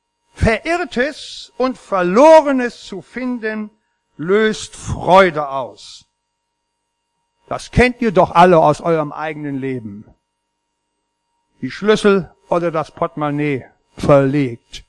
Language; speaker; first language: German; native; German